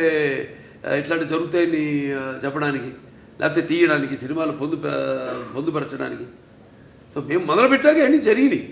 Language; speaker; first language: Telugu; native; Telugu